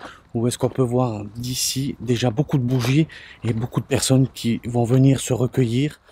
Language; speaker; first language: French; native; French